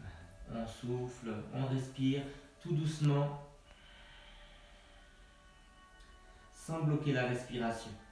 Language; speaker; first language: French; native; French